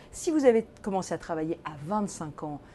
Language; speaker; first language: French; native; French